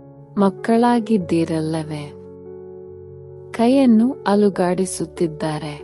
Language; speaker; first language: Kannada; native; Kannada